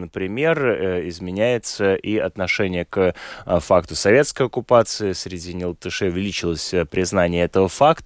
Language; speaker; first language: Russian; native; Russian